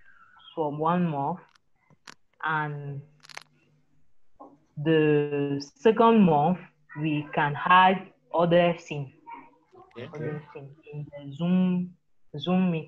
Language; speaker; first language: English; non-native, learner; French